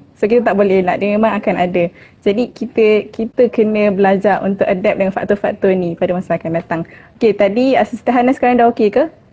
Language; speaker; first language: Malay; native; Malay